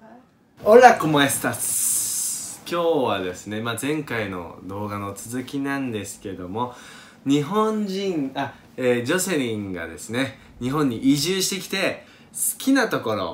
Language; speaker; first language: Japanese; native; Japanese